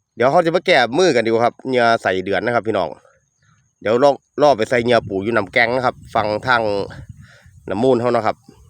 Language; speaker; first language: Thai; native; Thai